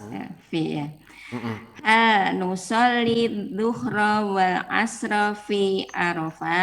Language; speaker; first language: Arabic; non-native, learner; Indonesian